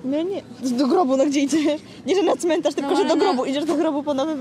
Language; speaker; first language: Polish; native; Polish